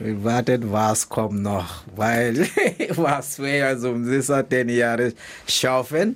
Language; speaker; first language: German; non-native, learner; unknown